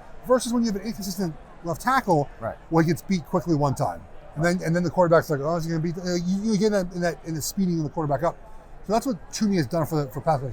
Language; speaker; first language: English; native; English